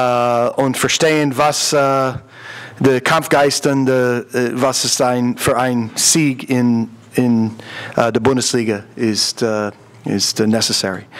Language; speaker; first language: German; non-native, learner; English